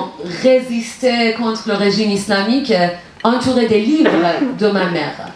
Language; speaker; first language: French; non-native, learner; Persian